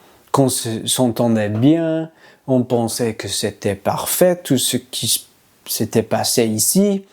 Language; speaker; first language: French; non-native, learner; English